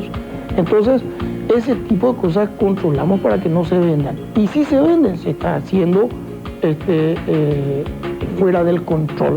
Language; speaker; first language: Spanish; native; Spanish